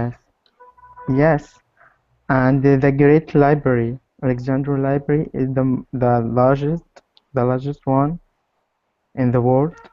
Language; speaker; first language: English; non-native, learner; Arabic